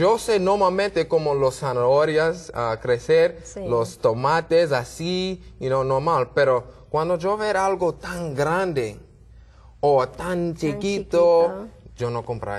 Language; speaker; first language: Spanish; non-native, learner; English